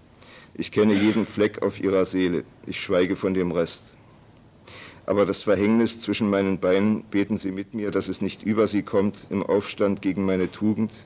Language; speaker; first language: German; native; German